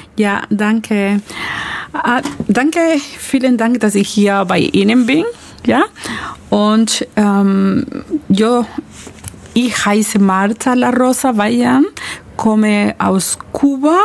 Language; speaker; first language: German; non-native, learner; Spanish